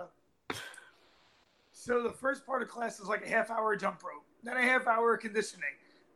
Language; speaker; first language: English; native; English